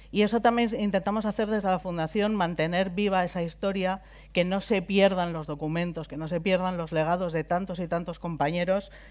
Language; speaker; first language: Spanish; native; Spanish